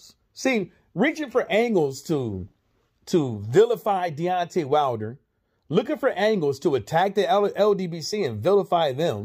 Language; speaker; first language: English; native; English